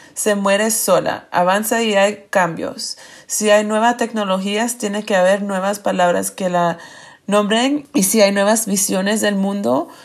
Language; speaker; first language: Spanish; early bilingual, heritage; Spanish